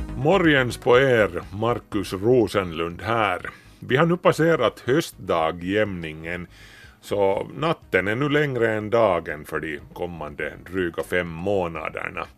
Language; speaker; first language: Swedish; native; Swedish